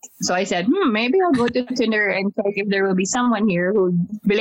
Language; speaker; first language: English; non-native, local second language; Filipino